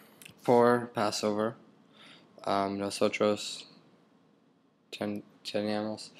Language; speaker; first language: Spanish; non-native, learner; English